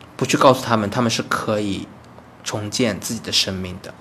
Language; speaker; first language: Chinese; native; Chinese